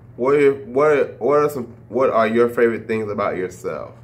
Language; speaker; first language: English; native; English